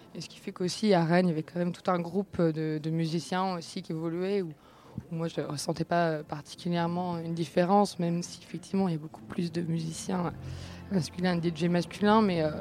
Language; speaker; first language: French; native; French